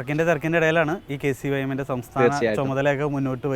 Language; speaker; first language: Malayalam; native; Malayalam